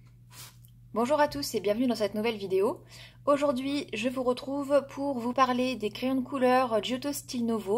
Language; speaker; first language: French; native; French